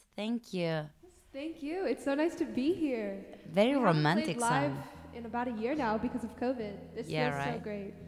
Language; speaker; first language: English; native; English